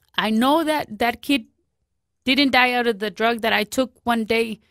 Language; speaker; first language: English; non-native, fluent; Spanish